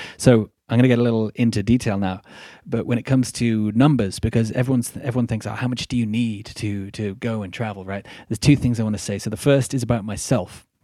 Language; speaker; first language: English; native; English